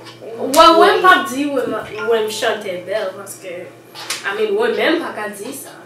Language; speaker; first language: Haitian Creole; early bilingual, heritage; English